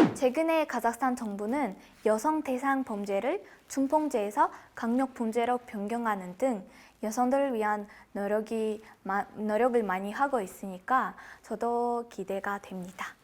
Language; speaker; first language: Korean; non-native, fluent; Kazakh